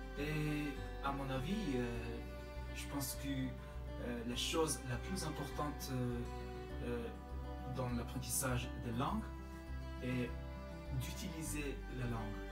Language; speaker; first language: French; non-native, learner; Mongolian